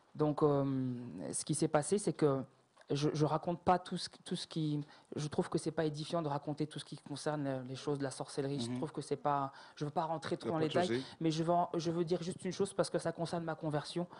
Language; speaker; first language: French; native; French